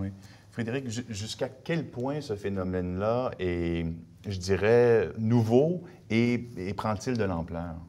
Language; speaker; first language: French; native; French